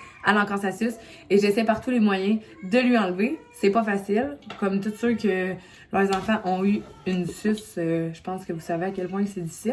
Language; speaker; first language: French; native; French